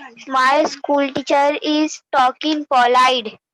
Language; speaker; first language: English; non-native, learner; Hindi